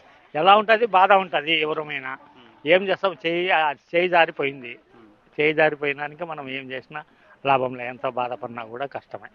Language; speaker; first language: Telugu; native; Telugu